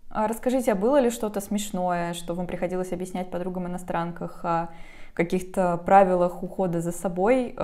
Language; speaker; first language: Russian; native; Russian